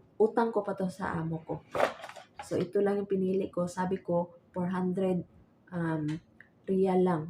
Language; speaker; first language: Filipino; non-native, local second language; Cebuano